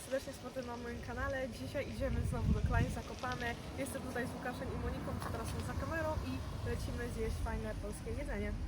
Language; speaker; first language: Polish; native; Polish